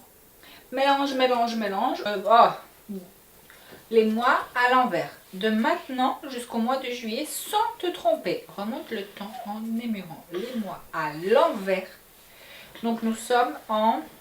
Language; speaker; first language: French; native; French